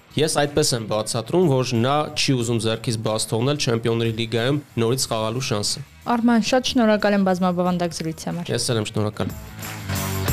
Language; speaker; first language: Armenian; native; Armenian